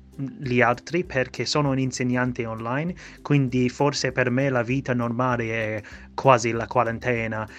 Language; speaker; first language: Italian; non-native, fluent; English